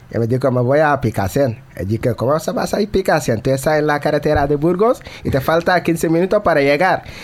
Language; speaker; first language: Spanish; non-native, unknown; Wolof